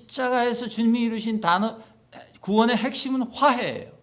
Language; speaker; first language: Korean; native; Korean